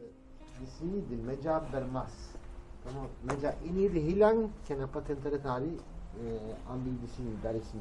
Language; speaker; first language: Indonesian; non-native, learner; Turkish